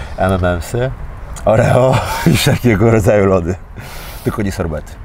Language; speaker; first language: Polish; early bilingual, other home language; Armenian